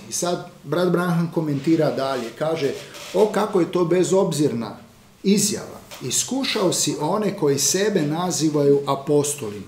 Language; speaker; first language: Croatian; native; Croatian